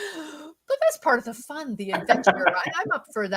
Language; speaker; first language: English; native; English